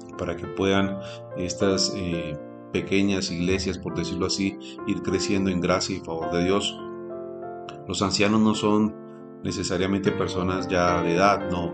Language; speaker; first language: Spanish; native; Spanish